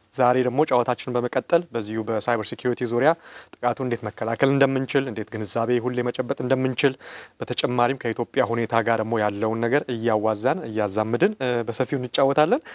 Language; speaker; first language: Amharic; native; Amharic